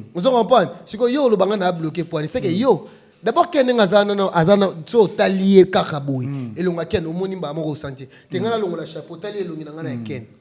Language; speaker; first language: Lingala; native; Lingala